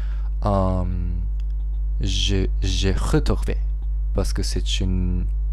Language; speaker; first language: French; non-native, learner; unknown